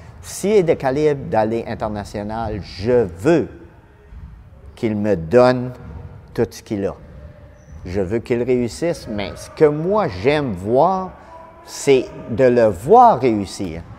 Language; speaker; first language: French; native; French